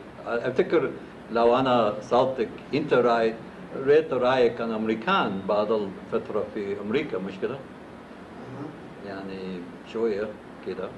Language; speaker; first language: Arabic; non-native, fluent; English